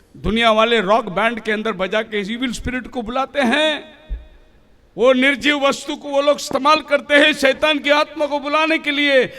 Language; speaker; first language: Hindi; non-native, local second language; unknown